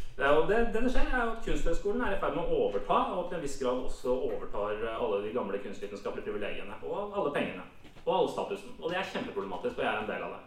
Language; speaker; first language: Norwegian; native; Norwegian